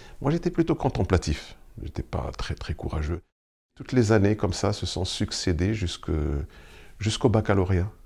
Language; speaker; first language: French; non-native, local second language; Arabic